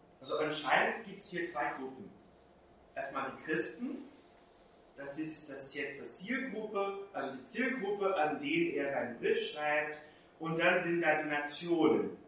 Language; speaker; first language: German; non-native, fluent; Portuguese